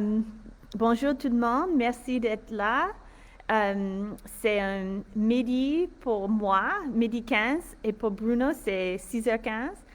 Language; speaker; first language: French; non-native, fluent; English